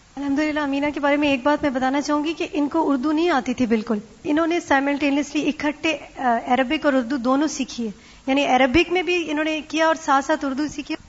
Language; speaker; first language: Urdu; native; Urdu